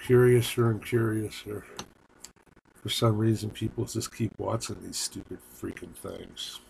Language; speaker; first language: English; native; English